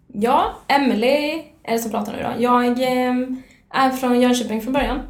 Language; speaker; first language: Swedish; native; Swedish